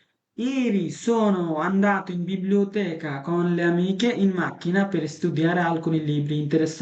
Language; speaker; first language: Italian; non-native, fluent; Bangla